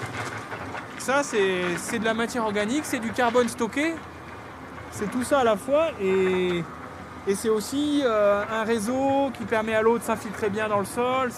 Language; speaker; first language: French; native; French